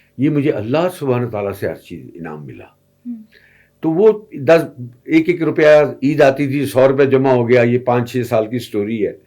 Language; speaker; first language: Urdu; non-native, local second language; Punjabi